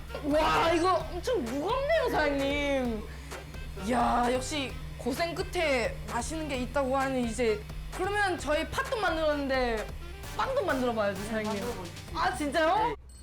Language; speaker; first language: Korean; non-native, fluent; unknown